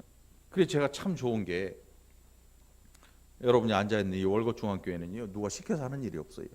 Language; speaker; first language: Korean; native; Korean